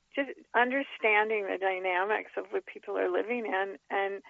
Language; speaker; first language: English; native; English